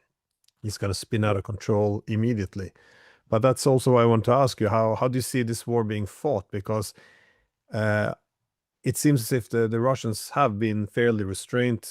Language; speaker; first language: English; non-native, fluent; Norwegian